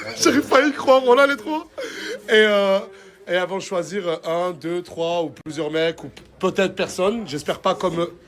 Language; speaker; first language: French; native; French